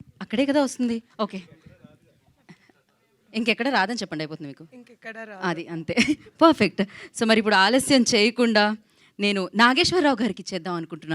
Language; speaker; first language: Telugu; native; Telugu